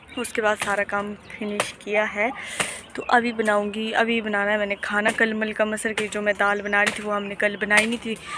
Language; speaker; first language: Hindi; native; Hindi